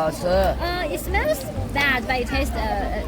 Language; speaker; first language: English; non-native, learner; Chinese